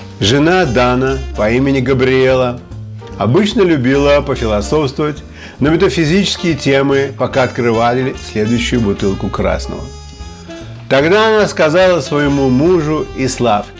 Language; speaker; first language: Russian; native; Russian